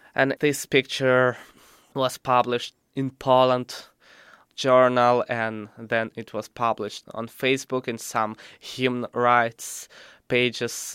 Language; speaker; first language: English; non-native, fluent; Russian